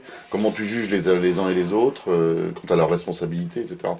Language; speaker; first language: French; native; French